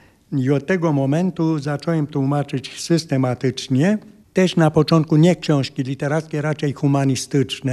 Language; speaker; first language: Polish; non-native, fluent; Romanian